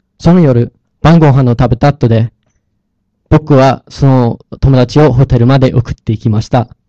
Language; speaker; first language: Japanese; non-native, learner; English